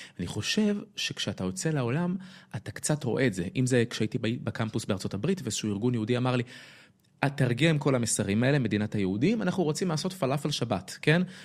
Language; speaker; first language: Hebrew; native; Hebrew